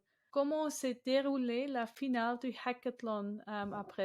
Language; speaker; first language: French; non-native, learner; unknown